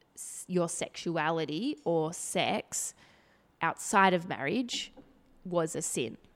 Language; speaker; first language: English; native; English